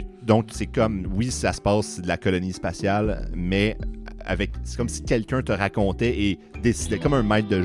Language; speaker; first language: French; native; French